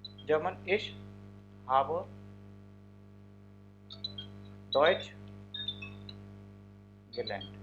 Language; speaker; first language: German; non-native, fluent; Hindi